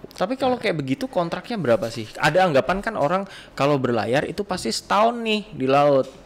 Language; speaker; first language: Indonesian; non-native, local second language; Javanese